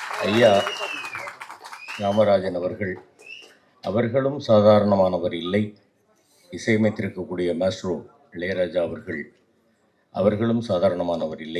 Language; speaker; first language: Tamil; native; Tamil